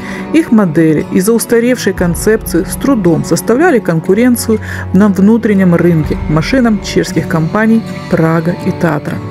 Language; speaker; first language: Russian; native; Russian